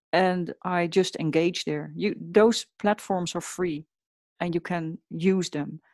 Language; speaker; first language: English; non-native, fluent; Dutch